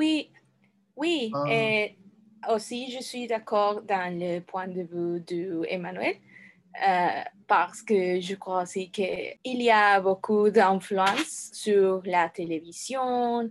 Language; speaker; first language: French; non-native, learner; Spanish